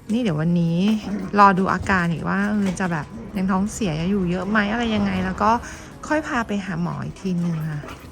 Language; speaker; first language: Thai; native; Thai